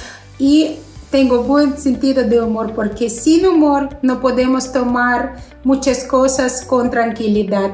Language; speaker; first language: Spanish; non-native, fluent; Russian